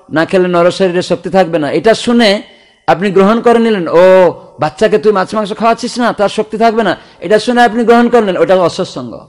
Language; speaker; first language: Bangla; non-native, fluent; Odia